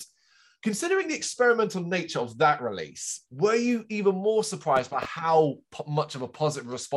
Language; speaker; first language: English; native; English